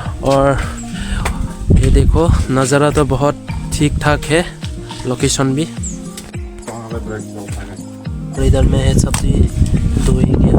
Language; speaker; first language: Hindi; non-native, local second language; Kok Borok